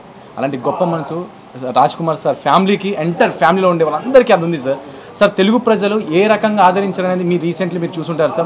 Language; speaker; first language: Telugu; native; Telugu